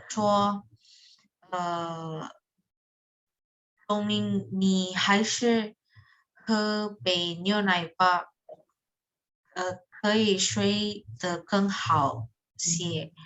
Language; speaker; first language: Chinese; non-native, learner; Indonesian